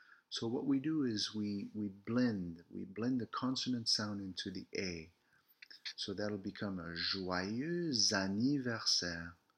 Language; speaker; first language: English; early bilingual, other home language; French